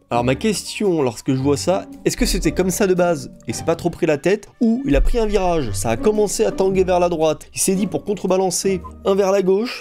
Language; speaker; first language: French; native; French